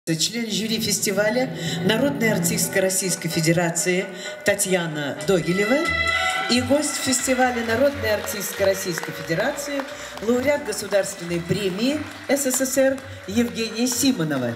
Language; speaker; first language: Russian; native; Russian